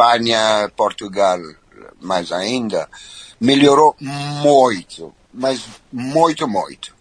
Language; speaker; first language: Portuguese; non-native, fluent; French